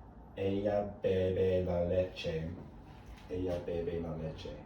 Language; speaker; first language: Spanish; non-native, learner; English